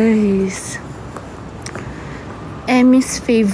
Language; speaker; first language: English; non-native, local second language; Filipino